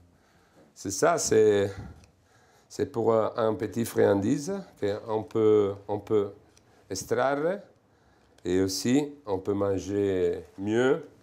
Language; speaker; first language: French; non-native, fluent; Italian